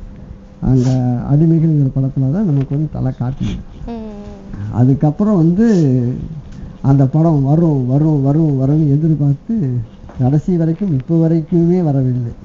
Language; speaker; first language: Tamil; native; Tamil